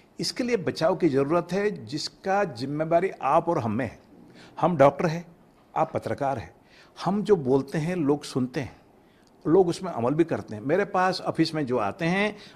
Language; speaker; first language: Hindi; non-native, local second language; Odia